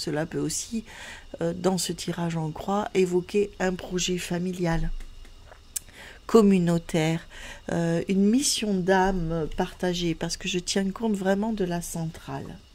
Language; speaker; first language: French; native; French